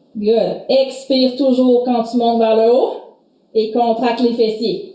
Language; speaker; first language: French; native; French